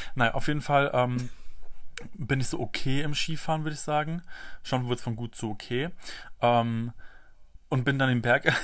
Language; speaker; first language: German; native; German